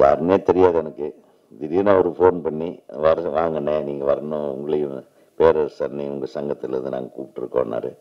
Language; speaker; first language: Tamil; native; Tamil